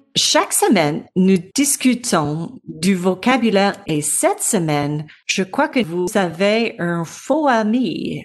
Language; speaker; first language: French; non-native, learner; English